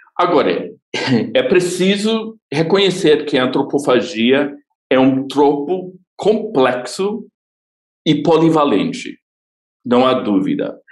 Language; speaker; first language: Portuguese; non-native, fluent; English